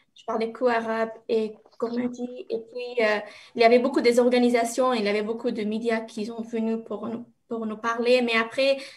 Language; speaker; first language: French; non-native, learner; Arabic